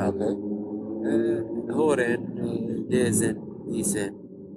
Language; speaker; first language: German; non-native, learner; Arabic